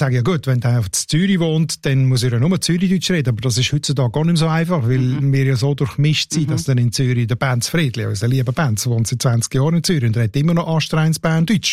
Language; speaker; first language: German; native; German